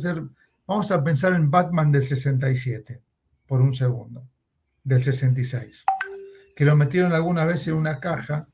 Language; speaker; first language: Spanish; native; Spanish